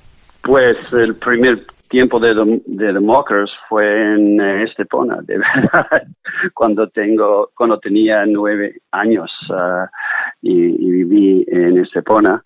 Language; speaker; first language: Spanish; non-native, learner; English